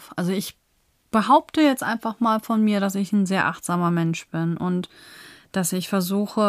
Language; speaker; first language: German; native; German